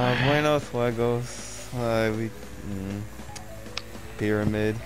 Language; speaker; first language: Spanish; non-native, learner; English